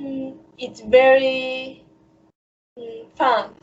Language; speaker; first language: English; non-native, learner; Japanese